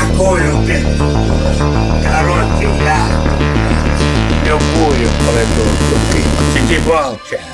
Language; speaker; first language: Russian; native; Russian